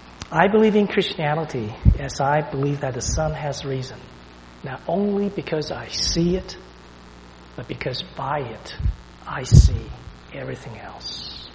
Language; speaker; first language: English; non-native, fluent; Chinese